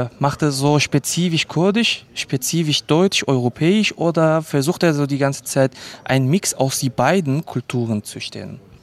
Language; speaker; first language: German; non-native, fluent; Kurdish